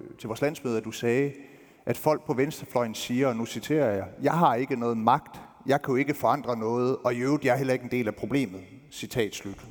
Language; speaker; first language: Danish; native; Danish